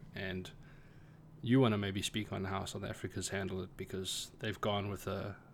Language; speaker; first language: English; native; English